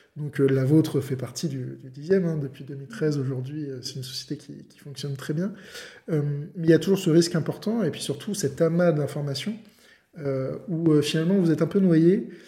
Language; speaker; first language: French; native; French